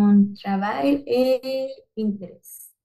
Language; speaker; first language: French; non-native, learner; Spanish